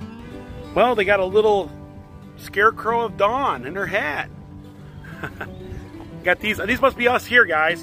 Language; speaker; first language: English; native; English